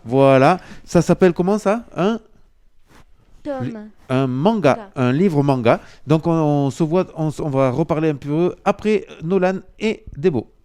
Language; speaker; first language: French; native; French